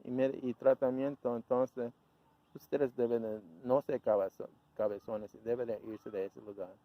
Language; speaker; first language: Spanish; early bilingual, heritage; Spanish